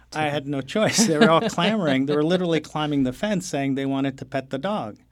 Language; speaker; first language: English; non-native, fluent; Arabic